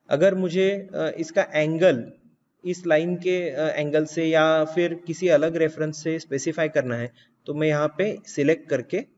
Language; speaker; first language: Hindi; native; Hindi